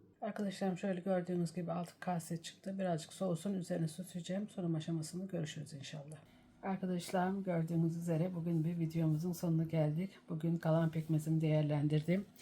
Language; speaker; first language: Turkish; native; Turkish